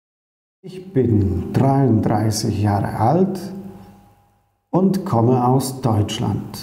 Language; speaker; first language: German; non-native, fluent; Polish